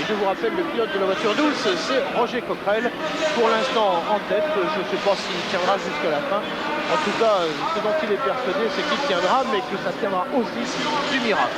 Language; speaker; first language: French; native; French